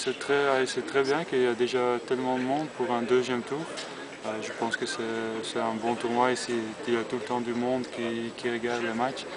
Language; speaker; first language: French; non-native, learner; Dutch